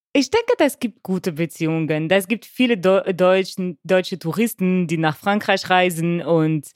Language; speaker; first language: German; non-native, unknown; French